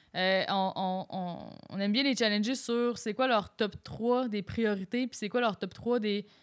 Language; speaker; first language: French; native; French